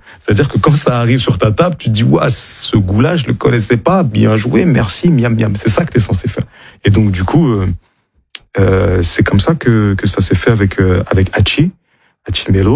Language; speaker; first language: French; native; French